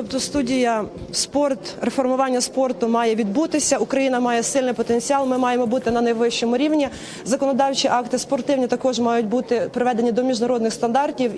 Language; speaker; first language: Ukrainian; native; Ukrainian